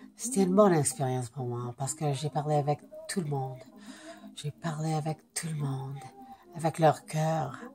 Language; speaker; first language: French; non-native, fluent; English